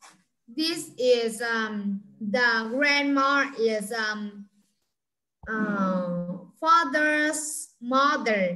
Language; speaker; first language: English; non-native, learner; Vietnamese